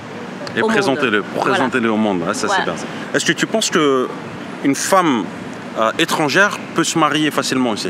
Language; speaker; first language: French; native; French